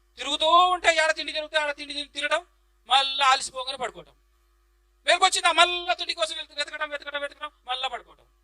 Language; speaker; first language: Telugu; native; Telugu